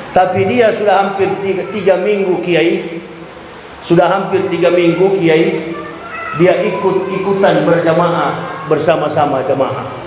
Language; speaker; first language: Indonesian; native; Indonesian